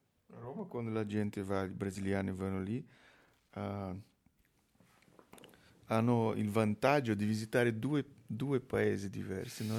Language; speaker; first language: Italian; non-native, fluent; Portuguese